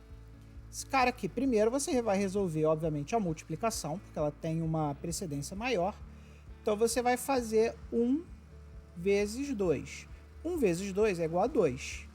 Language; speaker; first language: Portuguese; native; Portuguese